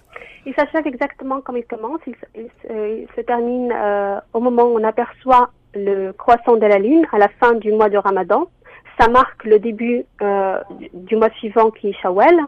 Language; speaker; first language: French; non-native, local second language; Arabic